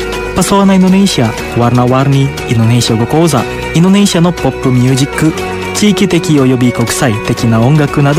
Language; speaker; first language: Japanese; non-native, fluent; Indonesian